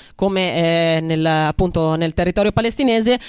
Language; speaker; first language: Italian; native; Italian